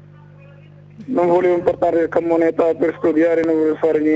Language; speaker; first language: Italian; non-native, learner; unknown